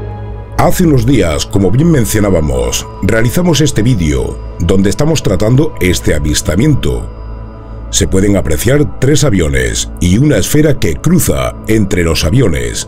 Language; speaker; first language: Spanish; native; Spanish